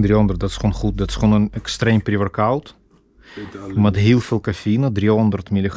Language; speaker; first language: Dutch; non-native, fluent; Russian